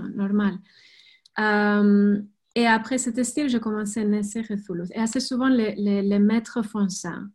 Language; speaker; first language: French; non-native, fluent; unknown